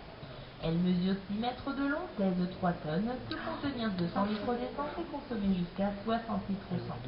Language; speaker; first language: French; native; French